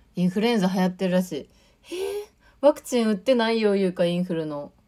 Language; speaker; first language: Japanese; native; Japanese